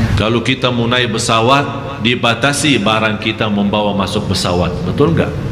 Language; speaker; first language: Malay; non-native, fluent; Arabic